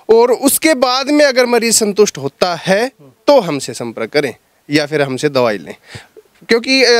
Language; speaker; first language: Hindi; native; Hindi